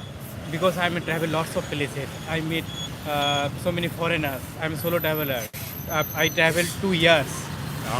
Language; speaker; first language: English; non-native, learner; Hindi